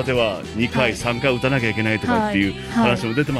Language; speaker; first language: Japanese; native; Japanese